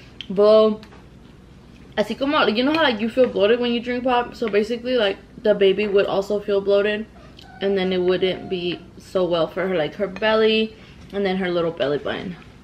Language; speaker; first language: English; early bilingual, other home language; Spanish